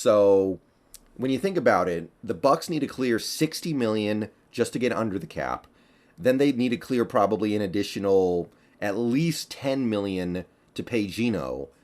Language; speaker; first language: English; native; English